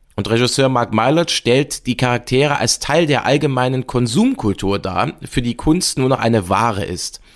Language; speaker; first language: German; native; German